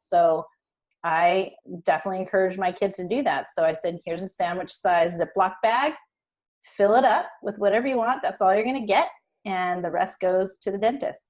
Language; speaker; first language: English; native; English